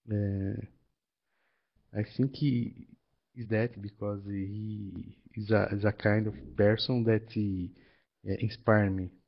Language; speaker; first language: English; non-native, learner; Portuguese